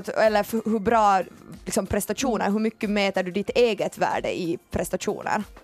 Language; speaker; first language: Swedish; native; Swedish